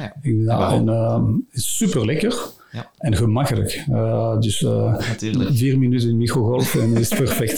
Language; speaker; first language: Dutch; non-native, local second language; French